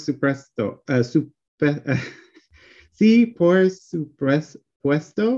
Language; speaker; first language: Spanish; non-native, learner; English